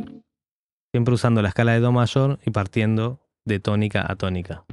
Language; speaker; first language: Spanish; native; Spanish